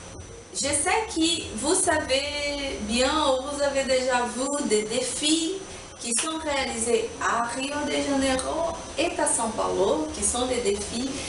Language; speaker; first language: French; non-native, learner; Portuguese